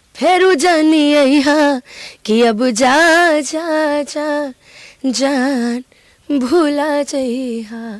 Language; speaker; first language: Hindi; native; Hindi